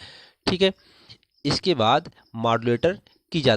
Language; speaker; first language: Hindi; native; Hindi